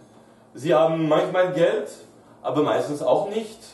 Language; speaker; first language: German; non-native, fluent; French